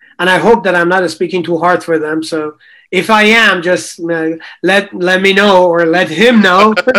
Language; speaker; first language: English; non-native, fluent; Persian